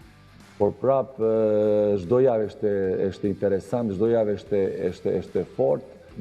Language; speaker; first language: Albanian; non-native, learner; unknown